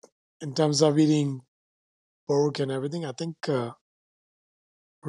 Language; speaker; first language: English; non-native, local second language; Sindhi